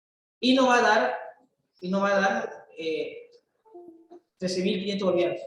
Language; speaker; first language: Spanish; native; Spanish